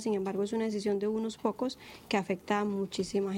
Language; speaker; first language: Spanish; native; Spanish